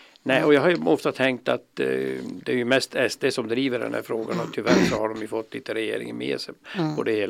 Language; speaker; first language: Swedish; native; Swedish